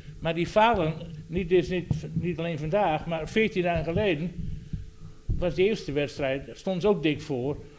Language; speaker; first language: Dutch; native; Dutch